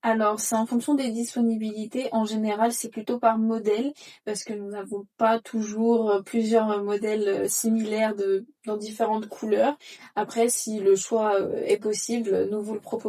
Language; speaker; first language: French; native; French